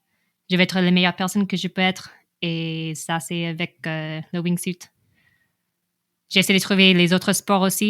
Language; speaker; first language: French; non-native, fluent; English